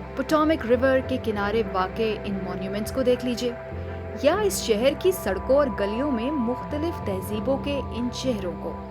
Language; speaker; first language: Urdu; native; Urdu